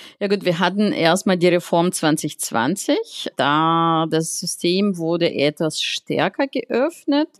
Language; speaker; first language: German; non-native, fluent; Russian